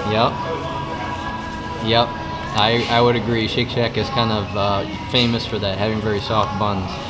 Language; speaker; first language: English; early bilingual, other home language; Korean